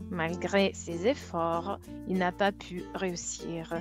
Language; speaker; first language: French; non-native, fluent; Italian